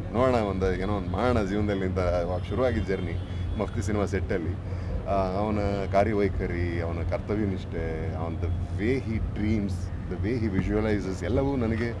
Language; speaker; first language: Kannada; native; Kannada